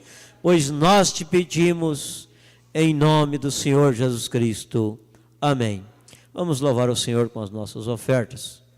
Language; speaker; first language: Portuguese; native; Portuguese